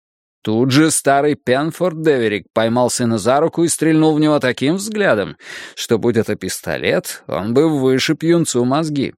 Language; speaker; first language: Russian; native; Russian